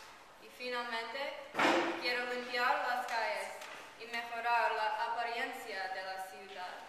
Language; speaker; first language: Spanish; non-native, learner; English